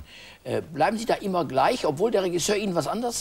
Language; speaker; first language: German; native; German